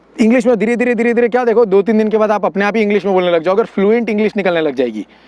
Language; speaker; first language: Hindi; non-native, local second language; Gujarati